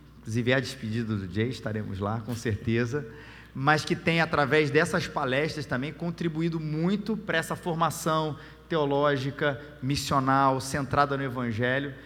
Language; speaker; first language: Portuguese; native; Portuguese